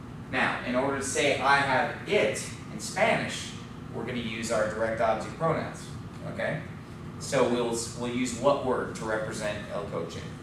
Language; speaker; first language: English; native; English